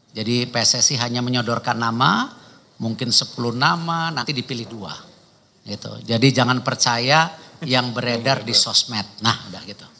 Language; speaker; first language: Indonesian; native; Indonesian